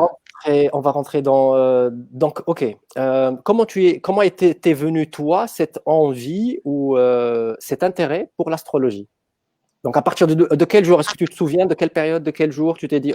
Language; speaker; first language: French; native; French